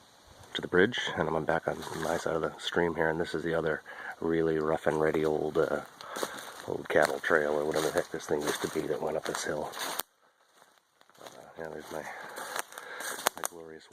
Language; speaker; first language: English; native; English